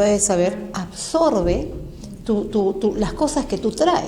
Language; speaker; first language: Spanish; native; Spanish